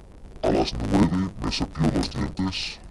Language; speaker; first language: Spanish; non-native, fluent; English